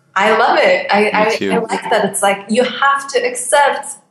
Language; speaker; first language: English; non-native, fluent; Turkish